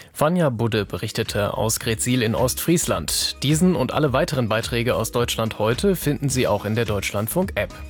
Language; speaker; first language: German; native; German